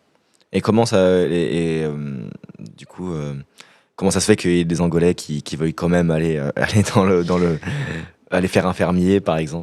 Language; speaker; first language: French; native; French